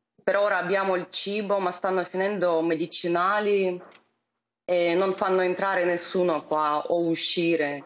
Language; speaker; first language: Italian; non-native, fluent; Ukrainian